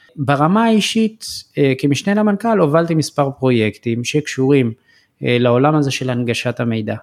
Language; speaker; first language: Hebrew; early bilingual, other home language; Amharic